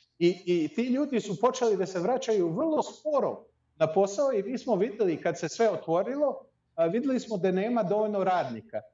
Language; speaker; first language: Serbian; early bilingual, heritage; Serbian